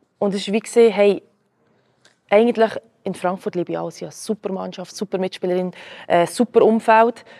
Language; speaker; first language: German; early bilingual, other home language; Croatian